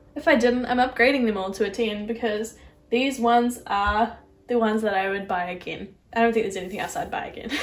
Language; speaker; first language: English; native; English